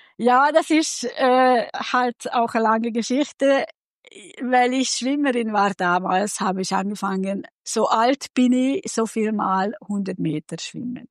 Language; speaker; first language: German; non-native, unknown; Hungarian